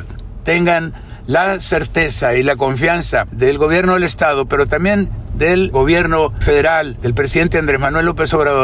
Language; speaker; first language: Spanish; native; Spanish